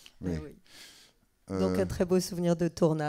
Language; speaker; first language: French; native; French